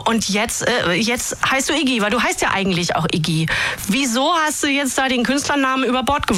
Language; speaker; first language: German; native; German